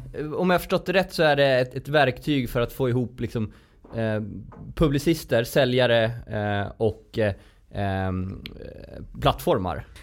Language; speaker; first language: Swedish; native; Swedish